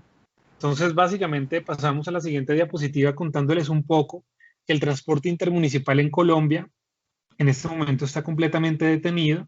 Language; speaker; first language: Spanish; native; Spanish